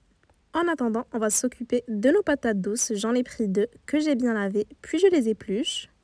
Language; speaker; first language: French; native; French